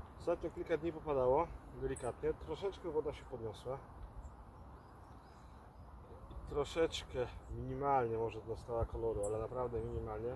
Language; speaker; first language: Polish; native; Polish